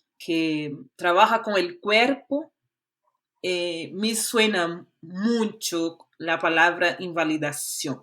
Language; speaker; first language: Spanish; non-native, fluent; Portuguese